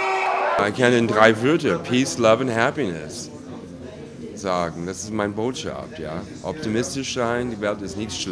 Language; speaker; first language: German; non-native, fluent; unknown